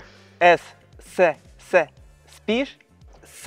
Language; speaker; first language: Russian; native; Russian